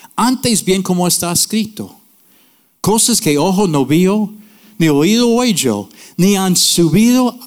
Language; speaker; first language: Spanish; non-native, fluent; English